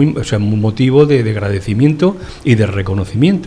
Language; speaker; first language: Spanish; native; Spanish